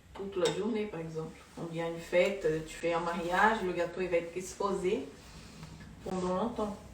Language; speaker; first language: French; non-native, fluent; Portuguese